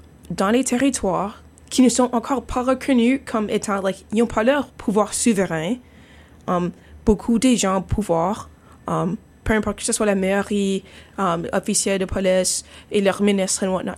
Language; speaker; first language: French; non-native, fluent; English